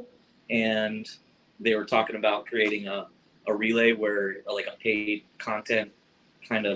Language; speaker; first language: English; native; English